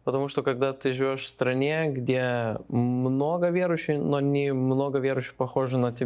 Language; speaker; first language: Russian; non-native, learner; Lithuanian